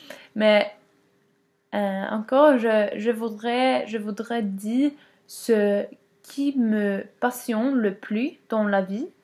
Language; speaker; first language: French; non-native, learner; Swedish